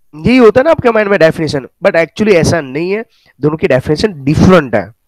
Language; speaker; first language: Hindi; native; Hindi